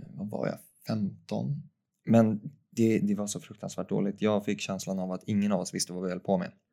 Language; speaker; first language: Swedish; native; Swedish